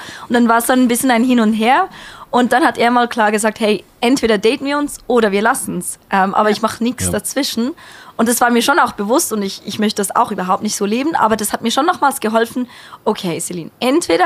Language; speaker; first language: German; native; German